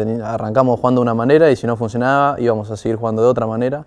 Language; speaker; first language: Spanish; native; Spanish